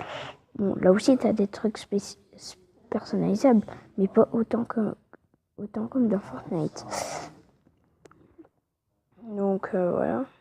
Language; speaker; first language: French; native; French